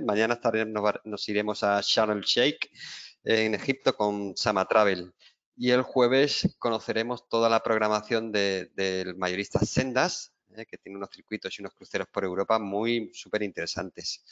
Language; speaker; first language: Spanish; native; Spanish